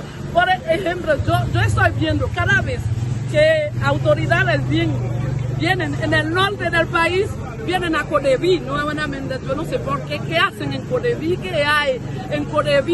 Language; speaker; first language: Spanish; non-native, fluent; Haitian Creole